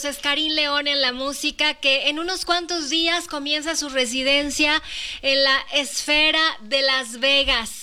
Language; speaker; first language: Spanish; native; Spanish